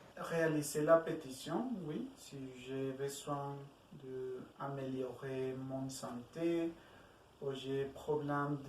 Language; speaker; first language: French; non-native, learner; Spanish